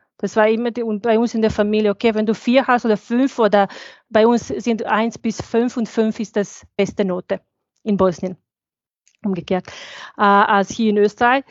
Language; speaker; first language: German; non-native, fluent; Bosnian